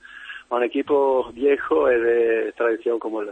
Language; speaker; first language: Spanish; non-native, fluent; Italian